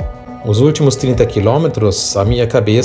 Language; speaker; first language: Portuguese; native; Portuguese